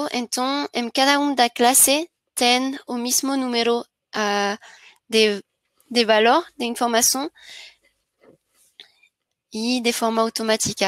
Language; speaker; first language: Spanish; non-native, learner; French